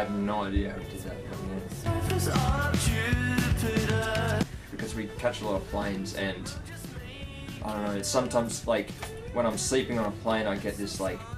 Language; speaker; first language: English; native; English